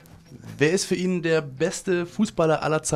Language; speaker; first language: German; native; German